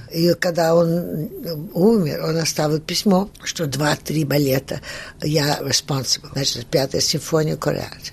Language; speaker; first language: Russian; early bilingual, heritage; Russian